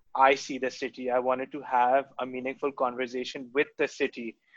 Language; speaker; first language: English; non-native, local second language; Urdu